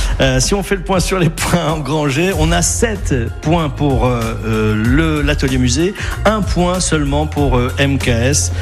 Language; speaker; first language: French; native; French